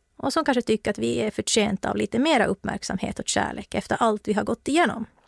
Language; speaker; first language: Swedish; native; Swedish